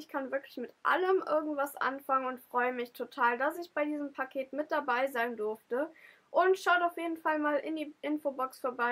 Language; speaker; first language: German; native; German